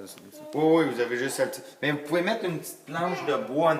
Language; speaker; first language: French; native; French